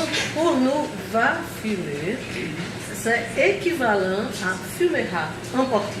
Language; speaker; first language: French; non-native, fluent; Portuguese